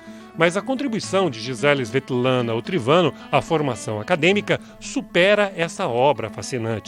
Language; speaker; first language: Portuguese; native; Portuguese